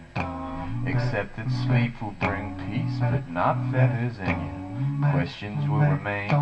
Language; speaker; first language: English; native; English